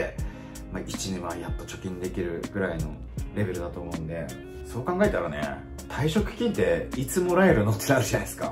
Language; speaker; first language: Japanese; native; Japanese